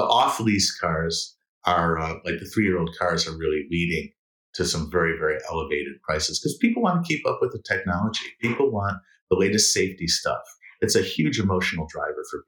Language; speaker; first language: English; native; English